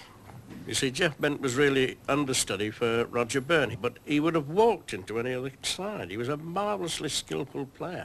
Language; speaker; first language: English; native; English